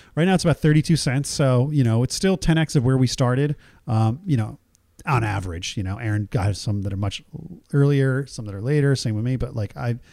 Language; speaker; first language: English; native; English